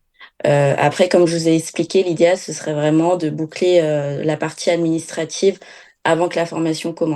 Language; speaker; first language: French; native; French